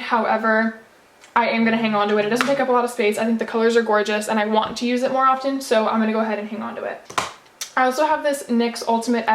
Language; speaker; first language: English; native; English